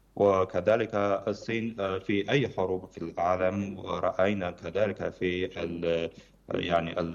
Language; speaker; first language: Arabic; non-native, fluent; Chinese